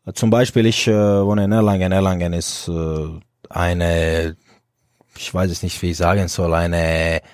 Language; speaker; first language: German; non-native, fluent; Croatian